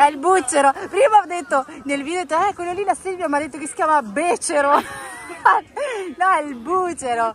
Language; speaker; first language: Italian; native; Italian